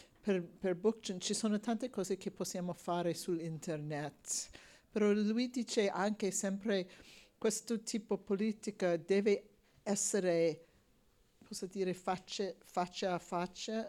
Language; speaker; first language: Italian; non-native, learner; English